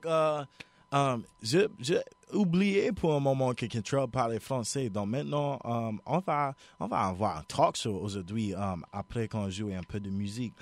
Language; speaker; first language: French; non-native, local second language; English